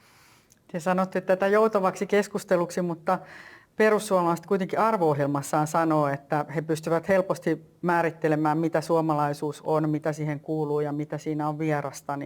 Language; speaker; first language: Finnish; native; Finnish